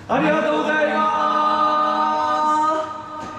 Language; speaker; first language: Japanese; non-native, fluent; Korean